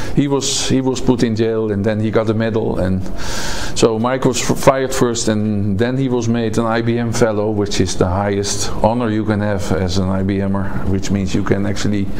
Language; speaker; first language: English; non-native, fluent; Dutch